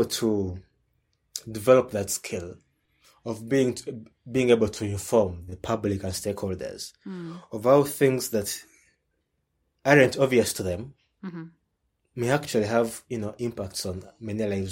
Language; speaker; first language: English; non-native, local second language; Ganda